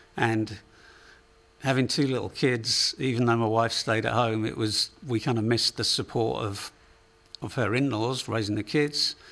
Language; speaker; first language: English; native; English